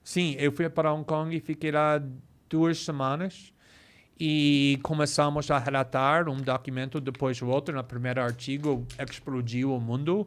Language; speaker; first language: Portuguese; non-native, fluent; English